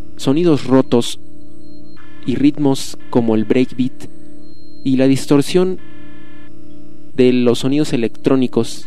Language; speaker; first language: Spanish; native; Spanish